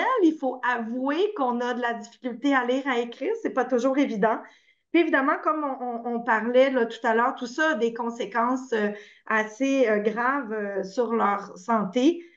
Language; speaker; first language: French; native; French